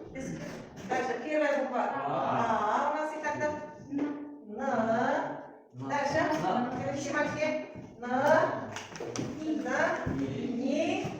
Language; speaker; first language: Russian; non-native, local second language; Kazakh